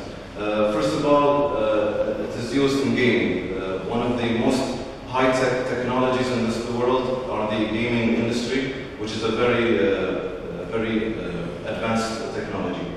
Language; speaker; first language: English; non-native, fluent; Arabic